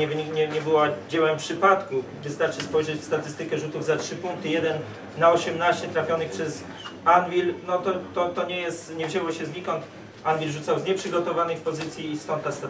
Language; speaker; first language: Polish; native; Polish